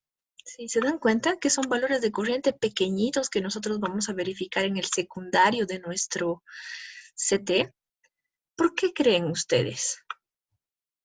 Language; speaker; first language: Spanish; native; Spanish